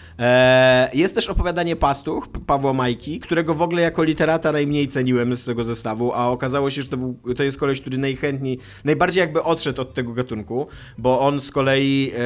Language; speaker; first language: Polish; native; Polish